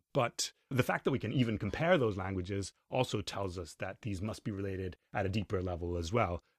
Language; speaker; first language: English; non-native, fluent; Spanish